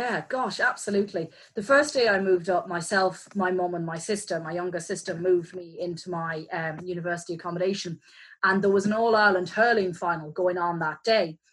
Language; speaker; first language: English; native; English